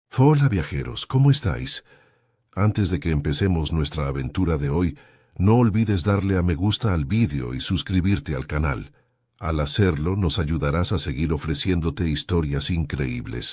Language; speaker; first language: Spanish; native; Spanish